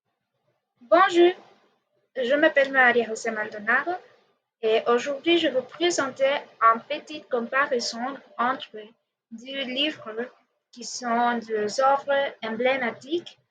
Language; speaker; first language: French; non-native, learner; Spanish